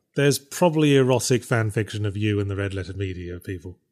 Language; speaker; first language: English; native; English